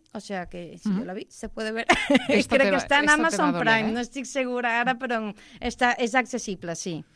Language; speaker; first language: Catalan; non-native, local second language; Spanish